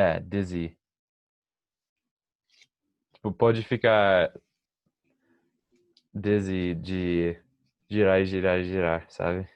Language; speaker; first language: Portuguese; non-native, fluent; English